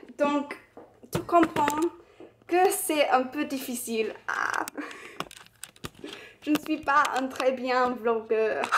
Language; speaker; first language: French; non-native, learner; English